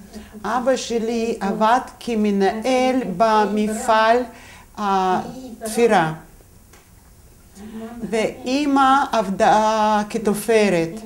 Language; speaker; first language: Hebrew; non-native, fluent; Russian